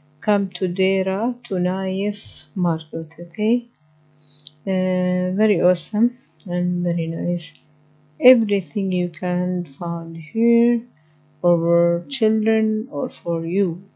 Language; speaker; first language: English; non-native, learner; Arabic